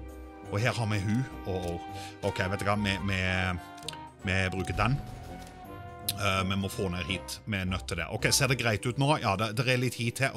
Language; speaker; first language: Norwegian; native; Norwegian